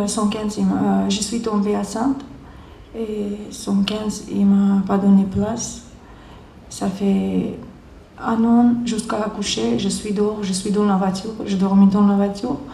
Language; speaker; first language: French; non-native, learner; Georgian